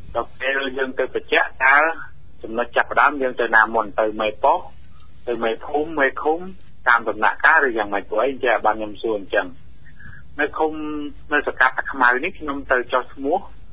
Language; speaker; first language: Khmer; native; Khmer